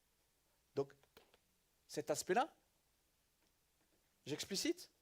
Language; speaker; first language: French; native; French